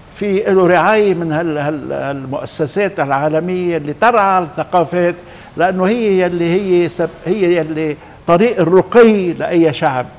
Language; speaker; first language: Arabic; native; Arabic